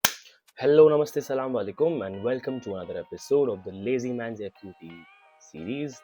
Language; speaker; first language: English; non-native, local second language; Hindi